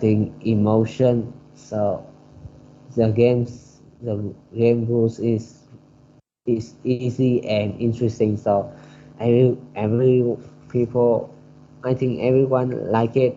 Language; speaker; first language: English; non-native, learner; Vietnamese